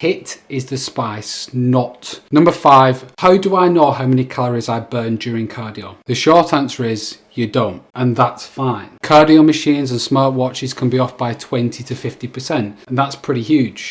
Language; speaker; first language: English; native; English